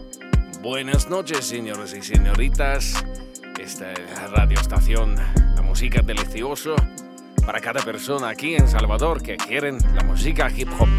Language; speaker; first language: Spanish; non-native, learner; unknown